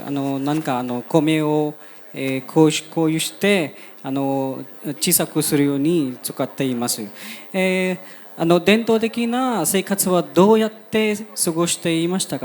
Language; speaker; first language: Japanese; non-native, fluent; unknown